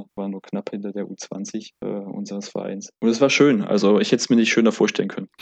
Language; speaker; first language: German; native; German